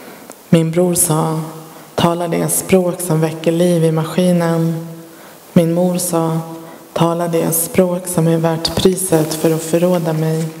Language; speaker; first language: Swedish; early bilingual, other home language; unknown